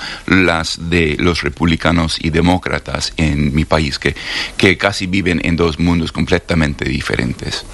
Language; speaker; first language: Spanish; non-native, fluent; English